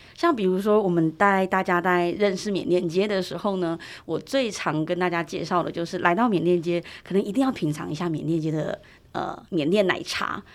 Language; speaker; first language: Chinese; early bilingual, heritage; Chinese